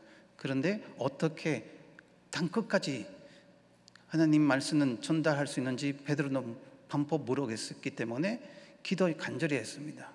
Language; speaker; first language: Korean; non-native, learner; Spanish